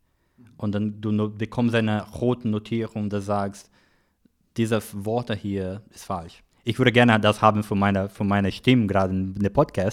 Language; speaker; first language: German; non-native, learner; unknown